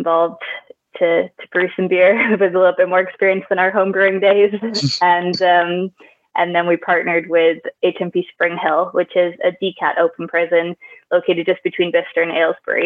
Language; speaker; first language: English; native; English